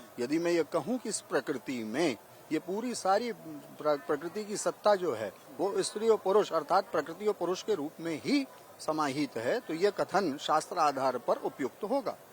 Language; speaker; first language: Hindi; native; Hindi